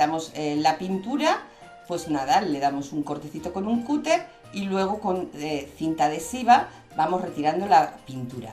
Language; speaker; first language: Spanish; native; Spanish